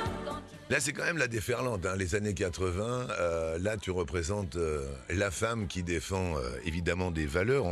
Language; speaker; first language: French; native; French